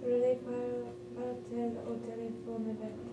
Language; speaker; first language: French; non-native, learner; English